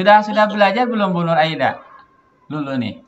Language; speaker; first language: Indonesian; native; Indonesian